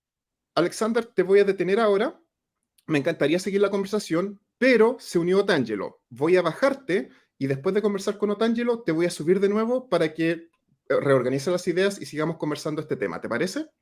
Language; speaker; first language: Spanish; native; Spanish